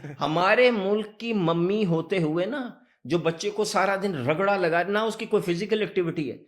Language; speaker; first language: Urdu; early bilingual, heritage; Urdu